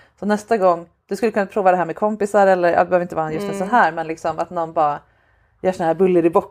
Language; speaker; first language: Swedish; native; Swedish